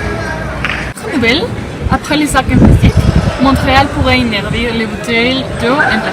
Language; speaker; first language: French; non-native, learner; Spanish